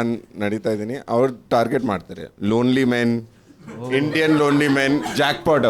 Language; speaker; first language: Kannada; non-native, learner; Punjabi